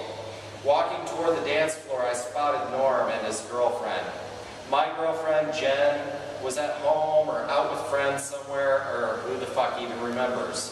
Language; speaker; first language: English; native; English